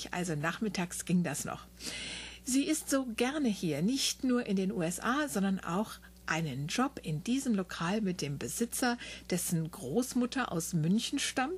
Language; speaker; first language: German; native; German